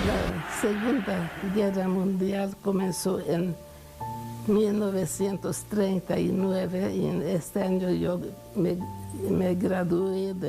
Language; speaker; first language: Spanish; non-native, fluent; Hungarian